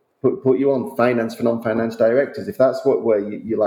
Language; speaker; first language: English; native; English